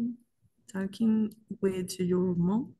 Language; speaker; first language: English; non-native, learner; Spanish